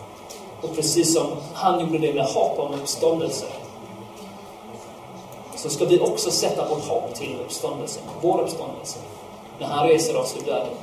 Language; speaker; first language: Swedish; non-native, fluent; English